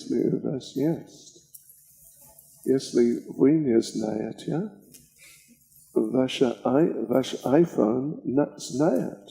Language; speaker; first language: Russian; non-native, learner; English